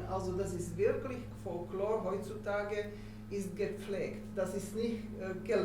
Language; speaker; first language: German; non-native, fluent; Slovak